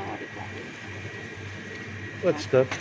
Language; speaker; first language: English; non-native, fluent; French